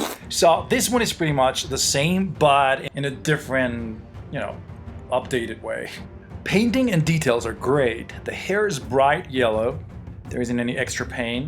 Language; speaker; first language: English; non-native, fluent; Spanish